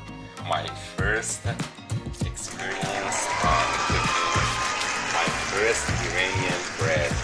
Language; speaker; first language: English; non-native, learner; Azerbaijani